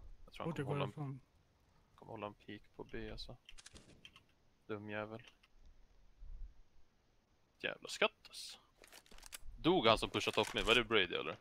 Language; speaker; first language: Swedish; native; Swedish